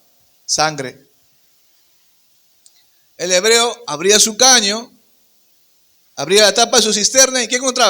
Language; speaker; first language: Spanish; native; Spanish